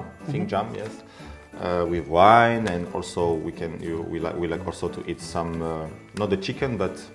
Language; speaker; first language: English; non-native, fluent; French